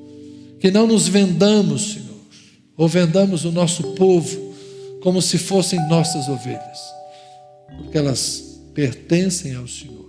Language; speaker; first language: Portuguese; native; Portuguese